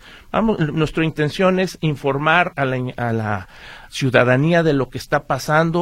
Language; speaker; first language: Spanish; native; Spanish